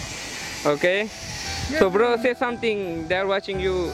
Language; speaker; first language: English; non-native, learner; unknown